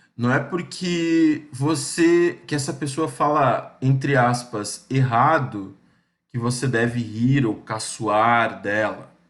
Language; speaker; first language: Portuguese; native; Portuguese